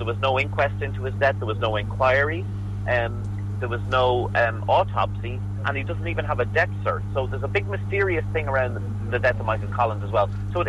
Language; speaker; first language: English; native; English